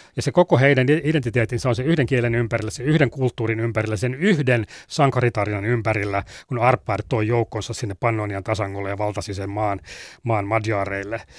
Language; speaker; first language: Finnish; native; Finnish